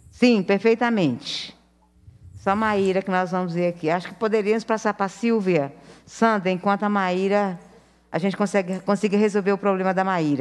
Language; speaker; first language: Portuguese; native; Portuguese